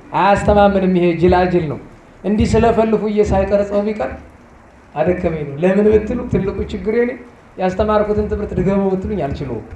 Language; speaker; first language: Amharic; native; Amharic